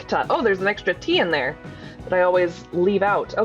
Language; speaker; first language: English; native; English